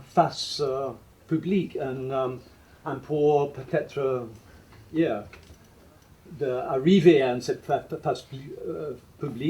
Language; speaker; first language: French; non-native, fluent; English